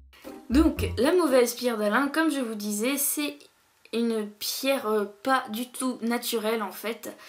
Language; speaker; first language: French; native; French